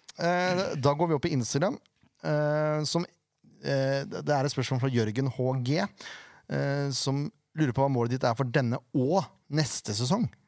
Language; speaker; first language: Norwegian; native; Norwegian